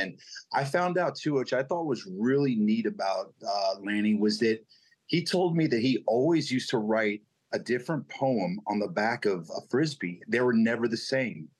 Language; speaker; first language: English; native; English